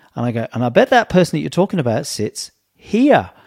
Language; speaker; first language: English; native; English